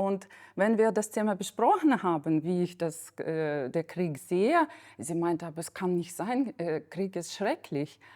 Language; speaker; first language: German; non-native, fluent; Ukrainian